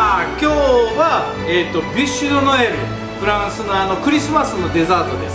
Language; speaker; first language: Japanese; native; Japanese